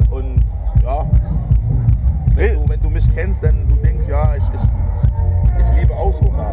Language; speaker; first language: German; non-native, fluent; English